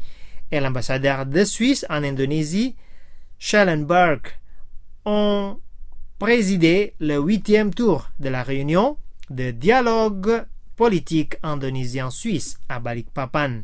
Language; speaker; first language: French; non-native, fluent; Indonesian